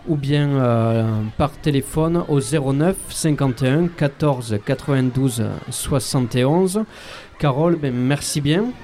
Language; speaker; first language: French; native; French